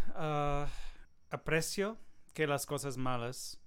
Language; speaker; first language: Spanish; non-native, learner; English